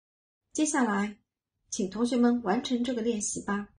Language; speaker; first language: Chinese; native; Chinese